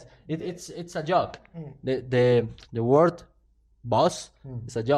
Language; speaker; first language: English; non-native, learner; Spanish